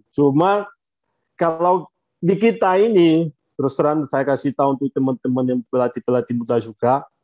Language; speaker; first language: Indonesian; non-native, fluent; Portuguese